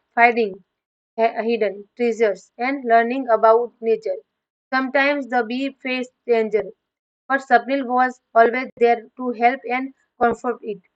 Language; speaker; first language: English; non-native, local second language; Gujarati